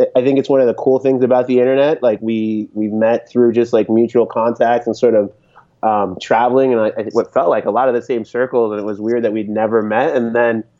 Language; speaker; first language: English; native; English